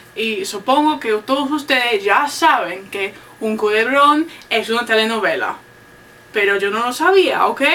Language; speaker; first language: Spanish; non-native, fluent; English